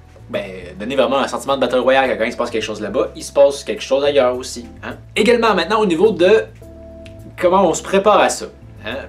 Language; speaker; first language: French; native; French